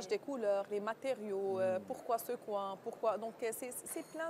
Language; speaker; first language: French; non-native, local second language; Arabic